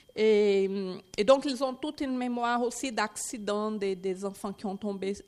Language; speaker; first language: French; non-native, fluent; Portuguese